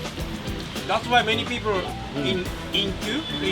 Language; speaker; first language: English; non-native, learner; Japanese